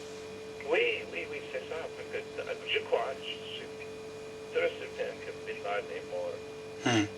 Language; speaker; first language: French; non-native, learner; English